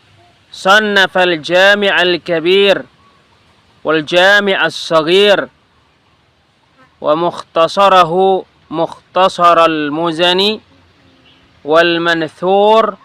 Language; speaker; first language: Arabic; non-native, fluent; Indonesian